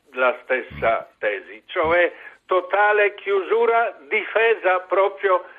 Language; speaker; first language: Italian; non-native, fluent; Polish